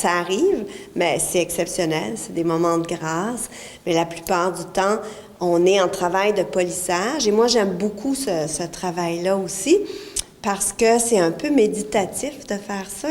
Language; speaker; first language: French; native; French